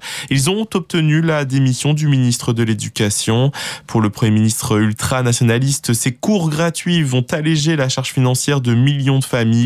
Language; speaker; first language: French; native; French